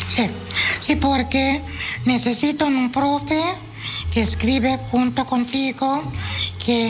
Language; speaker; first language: Spanish; non-native, fluent; Dutch